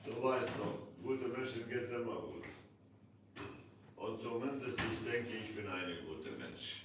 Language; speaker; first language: German; non-native, learner; Kurdish